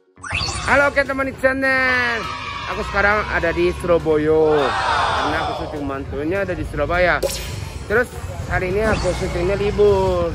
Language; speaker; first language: Indonesian; non-native, learner; Japanese